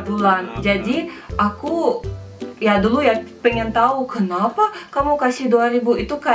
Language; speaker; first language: Indonesian; non-native, fluent; Russian